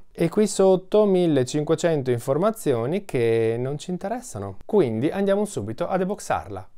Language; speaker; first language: Italian; native; Italian